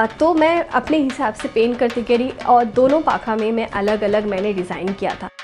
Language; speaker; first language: Hindi; non-native, local second language; Bangla